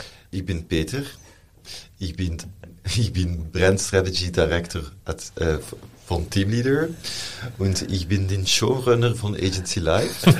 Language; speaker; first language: German; non-native, learner; Dutch